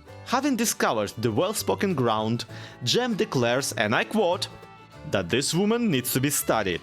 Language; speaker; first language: English; native; English